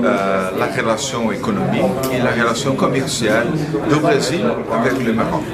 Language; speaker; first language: French; non-native, learner; Portuguese